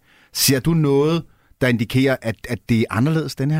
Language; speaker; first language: Danish; native; Danish